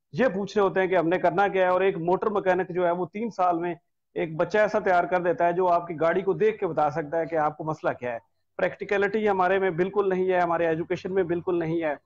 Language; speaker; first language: Urdu; non-native, local second language; Punjabi